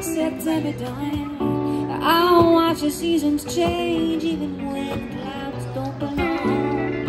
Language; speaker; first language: English; native; English